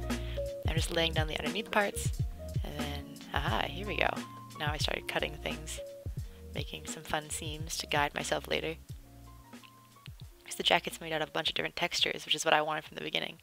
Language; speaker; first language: English; native; English